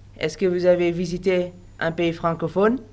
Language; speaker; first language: French; non-native, fluent; Indonesian